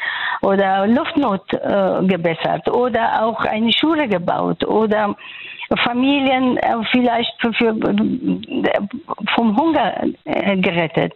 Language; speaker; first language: German; non-native, fluent; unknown